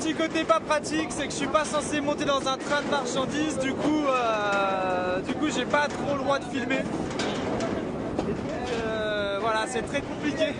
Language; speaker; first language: French; native; French